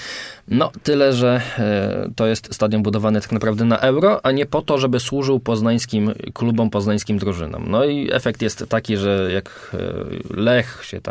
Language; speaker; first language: Polish; native; Polish